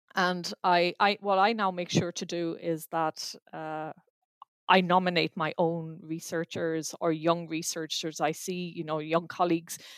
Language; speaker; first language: English; native; English